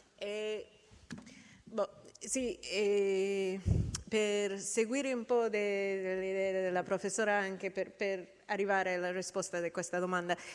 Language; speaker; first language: Italian; non-native, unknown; English